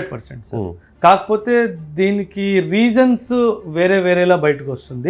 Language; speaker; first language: Telugu; non-native, local second language; Punjabi